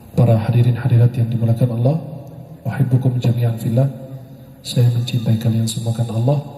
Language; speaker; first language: Indonesian; non-native, fluent; Arabic